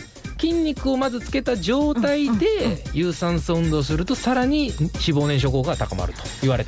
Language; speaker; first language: Japanese; native; Japanese